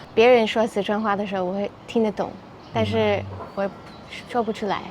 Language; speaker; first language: Chinese; non-native, fluent; English